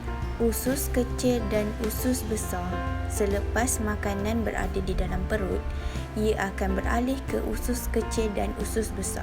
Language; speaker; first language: Malay; native; Malay